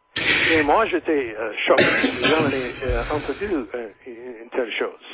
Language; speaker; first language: French; non-native, fluent; English